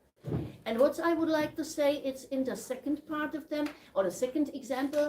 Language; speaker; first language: English; non-native, learner; Czech